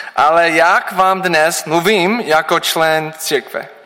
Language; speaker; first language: Czech; non-native, learner; English